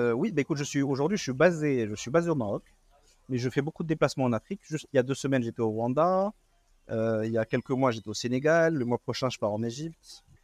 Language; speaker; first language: French; non-native, local second language; Arabic